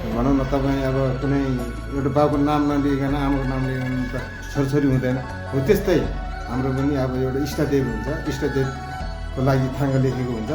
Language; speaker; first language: Nepali; non-native, local second language; Eastern Tamang